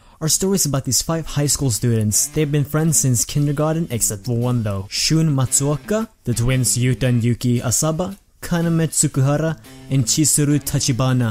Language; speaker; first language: English; native; English